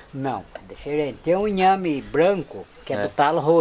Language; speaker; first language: Portuguese; native; Portuguese